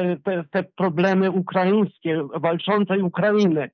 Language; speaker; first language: Polish; early bilingual, heritage; Polish